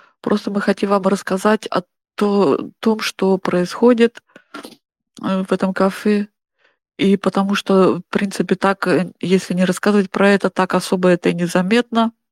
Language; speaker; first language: Russian; non-native, fluent; German